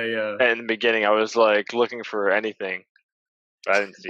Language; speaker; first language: English; native; English